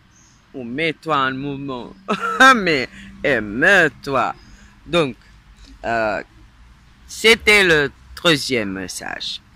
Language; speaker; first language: French; non-native, fluent; Serbian